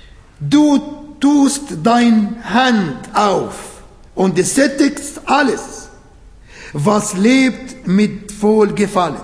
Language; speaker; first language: German; non-native, fluent; Arabic